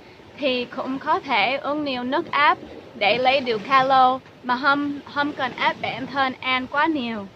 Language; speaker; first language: Vietnamese; non-native, fluent; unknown